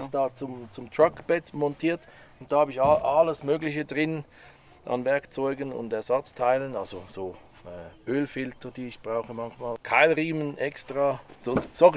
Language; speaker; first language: German; native; German